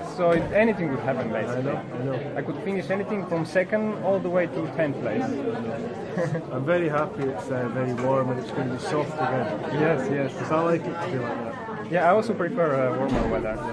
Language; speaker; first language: English; non-native, fluent; Bulgarian